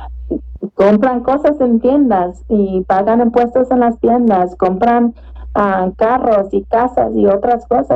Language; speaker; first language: Spanish; early bilingual, heritage; Spanish